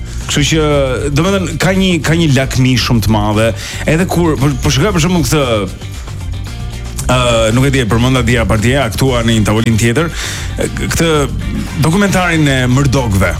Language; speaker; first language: Albanian; native; Albanian